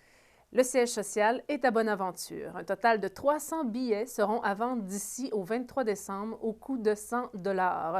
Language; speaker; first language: French; native; French